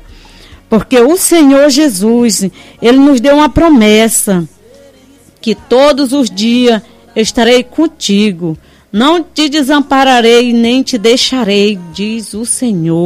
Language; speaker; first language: Portuguese; native; Portuguese